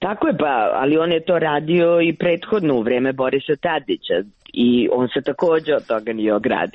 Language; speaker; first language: Croatian; native; Croatian